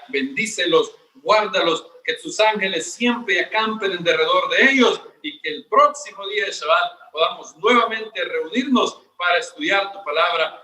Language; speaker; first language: Spanish; native; Spanish